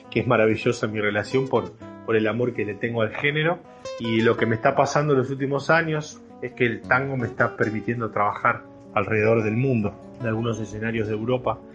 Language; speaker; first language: Spanish; native; Spanish